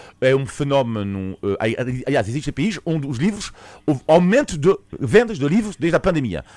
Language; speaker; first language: Portuguese; non-native, fluent; French